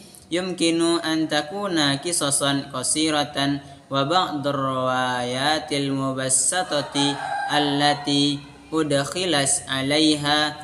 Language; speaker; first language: Arabic; non-native, learner; Indonesian